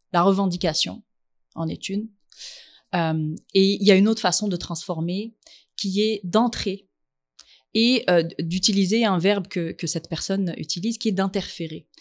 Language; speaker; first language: French; early bilingual, other home language; Arabic